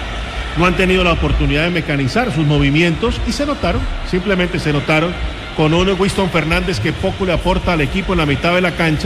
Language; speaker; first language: Spanish; native; Spanish